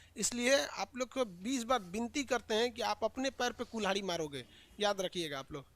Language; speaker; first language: Hindi; native; Hindi